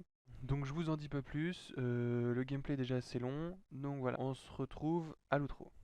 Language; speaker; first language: French; native; French